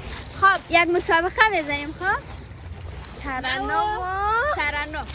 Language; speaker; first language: Persian; native; Persian